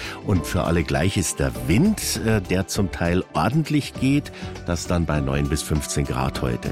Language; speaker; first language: German; native; German